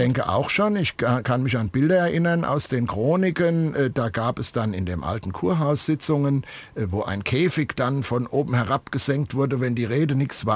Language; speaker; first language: German; native; German